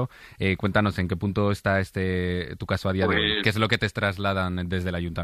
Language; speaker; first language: Spanish; native; Spanish